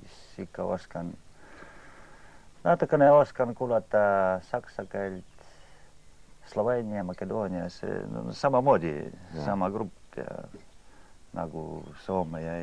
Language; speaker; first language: Estonian; non-native, learner; Ukrainian